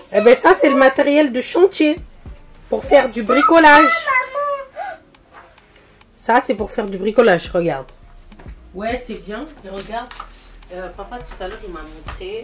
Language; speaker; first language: French; native; French